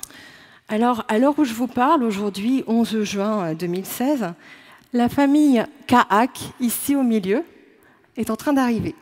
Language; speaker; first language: French; native; French